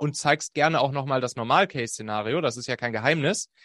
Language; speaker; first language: German; native; German